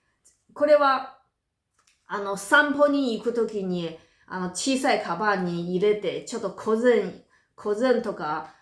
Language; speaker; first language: Japanese; non-native, fluent; Chinese